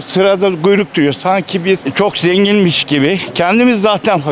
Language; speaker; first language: Turkish; native; Turkish